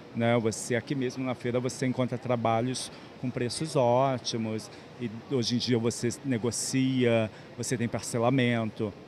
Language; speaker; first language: Portuguese; native; Portuguese